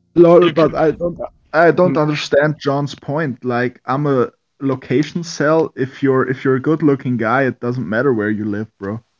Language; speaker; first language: English; non-native, fluent; German